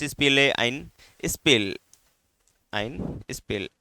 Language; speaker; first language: German; non-native, fluent; Hindi